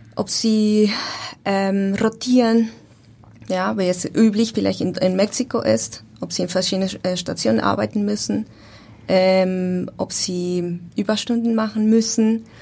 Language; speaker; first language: German; non-native, learner; Spanish